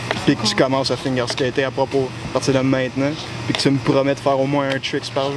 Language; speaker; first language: French; native; French